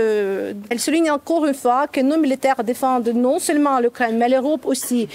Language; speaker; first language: French; non-native, fluent; Ukrainian